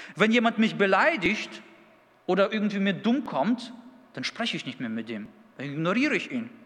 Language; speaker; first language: German; early bilingual, other home language; Russian